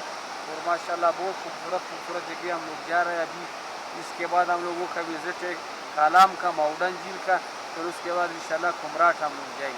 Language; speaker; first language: Hindi; non-native, local second language; Pashto